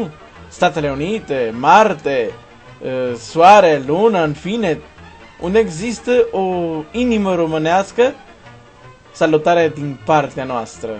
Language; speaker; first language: Romanian; non-native, learner; Portuguese